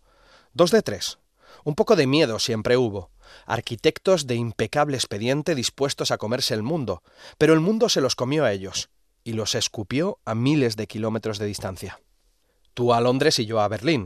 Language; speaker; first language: Spanish; native; Spanish